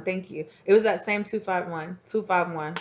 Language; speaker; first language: English; native; English